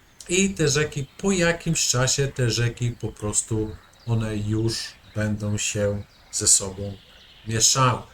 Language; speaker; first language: Polish; native; Polish